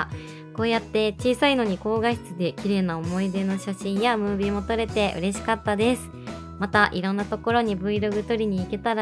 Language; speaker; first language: Japanese; native; Japanese